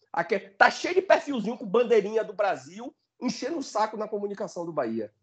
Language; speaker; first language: Portuguese; native; Portuguese